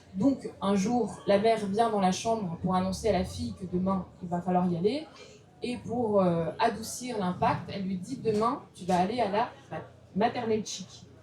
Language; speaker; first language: French; early bilingual, other home language; Russian